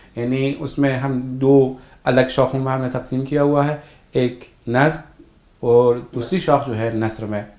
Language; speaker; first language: Urdu; non-native, fluent; Persian